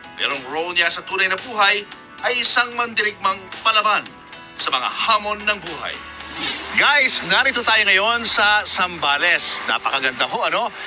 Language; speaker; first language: Filipino; native; Filipino